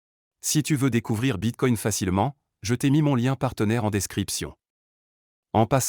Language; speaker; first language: French; native; French